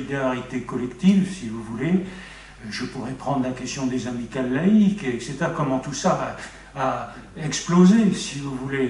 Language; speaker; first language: French; native; French